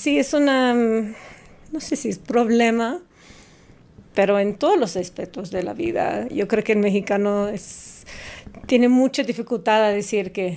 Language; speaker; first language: Spanish; non-native, fluent; English